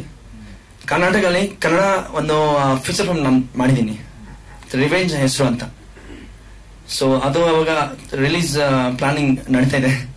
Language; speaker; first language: Kannada; non-native, learner; Hindi